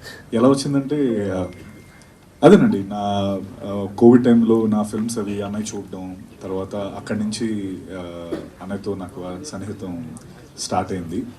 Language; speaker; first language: Telugu; native; Telugu